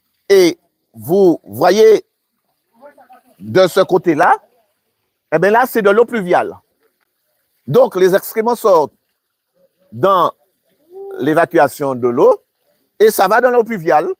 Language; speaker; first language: French; native; French